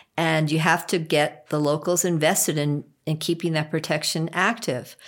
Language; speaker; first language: English; native; English